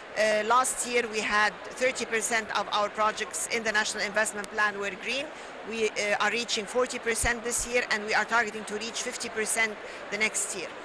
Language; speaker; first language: English; non-native, fluent; Arabic